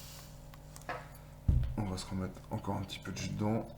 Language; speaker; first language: French; native; French